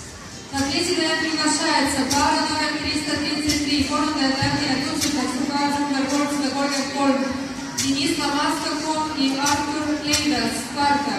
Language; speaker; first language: Russian; native; Russian